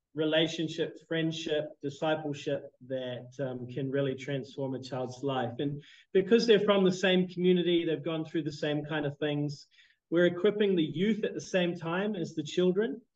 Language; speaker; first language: English; native; English